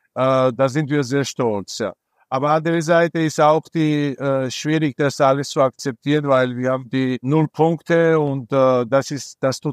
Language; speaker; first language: German; non-native, fluent; Georgian